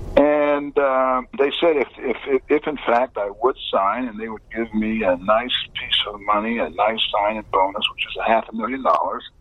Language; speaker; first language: English; native; English